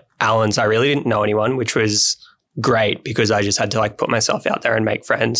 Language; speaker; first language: English; native; English